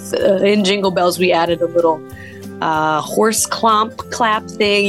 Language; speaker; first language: English; native; English